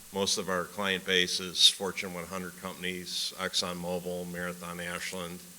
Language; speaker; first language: English; native; English